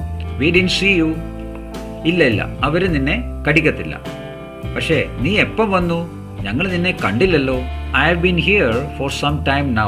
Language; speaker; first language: Malayalam; native; Malayalam